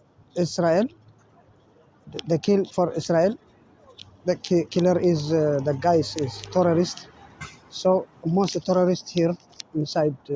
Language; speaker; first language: English; non-native, learner; Tigrinya